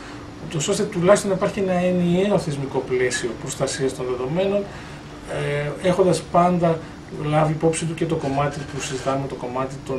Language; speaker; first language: Greek; native; Greek